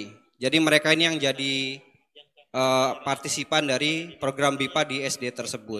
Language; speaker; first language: Indonesian; native; Indonesian